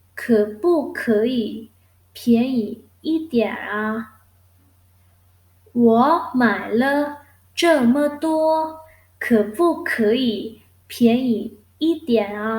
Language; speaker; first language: Chinese; non-native, fluent; Thai